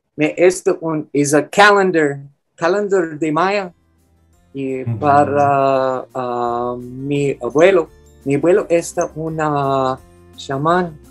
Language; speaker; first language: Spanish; non-native, learner; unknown